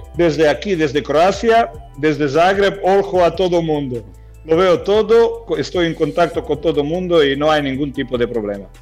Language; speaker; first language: Spanish; non-native, fluent; Croatian